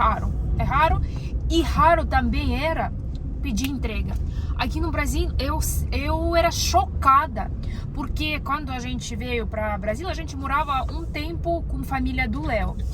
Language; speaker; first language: Portuguese; non-native, learner; Russian